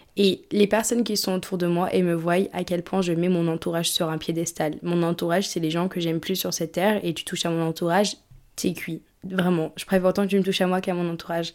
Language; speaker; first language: French; early bilingual, other home language; English